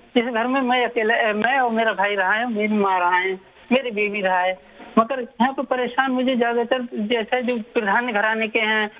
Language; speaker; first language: Hindi; native; Hindi